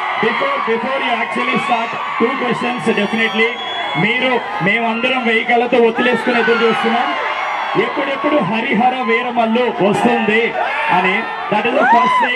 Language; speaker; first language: Telugu; native; Telugu